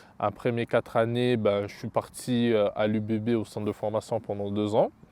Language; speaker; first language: French; early bilingual, other home language; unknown